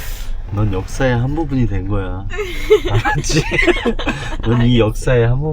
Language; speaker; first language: Korean; native; Korean